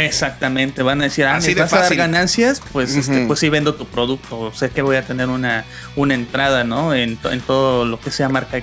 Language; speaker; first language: Spanish; native; Spanish